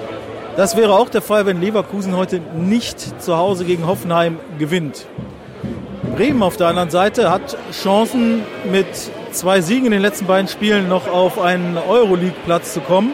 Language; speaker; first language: German; native; German